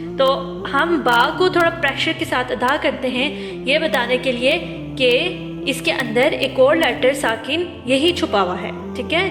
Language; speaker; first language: Urdu; non-native, local second language; Punjabi